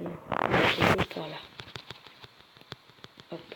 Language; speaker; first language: French; native; French